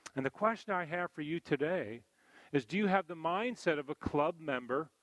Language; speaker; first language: English; native; English